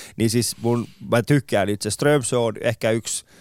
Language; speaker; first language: Finnish; non-native, fluent; Persian